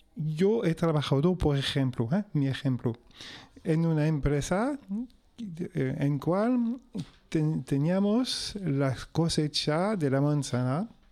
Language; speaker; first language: Spanish; non-native, fluent; French